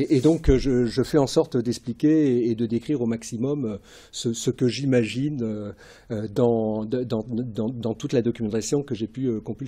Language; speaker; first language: French; native; French